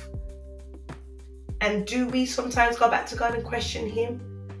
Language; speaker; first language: English; native; English